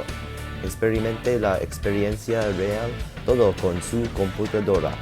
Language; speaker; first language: Spanish; non-native, learner; English